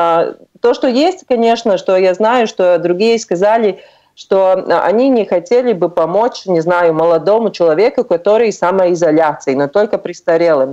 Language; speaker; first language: Russian; non-native, local second language; Latvian